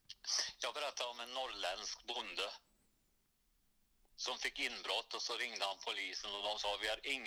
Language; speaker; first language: Swedish; native; Swedish